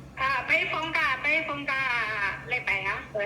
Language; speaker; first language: Cantonese; non-native, learner; Indonesian